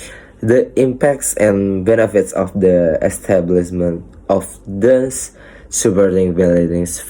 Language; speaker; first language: English; non-native, learner; Indonesian